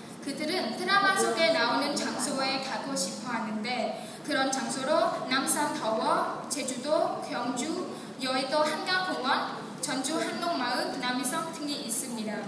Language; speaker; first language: Korean; non-native, learner; Khmer